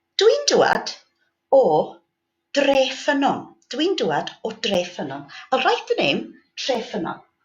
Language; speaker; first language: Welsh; native; Welsh